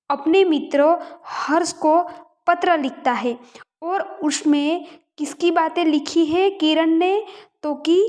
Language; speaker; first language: Hindi; non-native, local second language; Gujarati